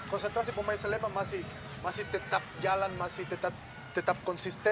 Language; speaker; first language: Indonesian; non-native, fluent; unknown